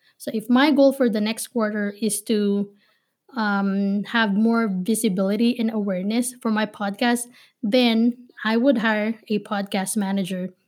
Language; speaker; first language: English; non-native, local second language; Filipino